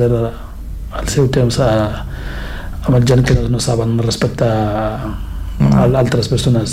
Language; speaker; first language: Catalan; non-native, fluent; Fula